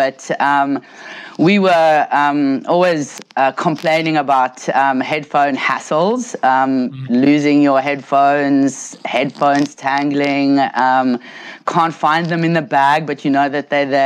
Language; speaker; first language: English; native; English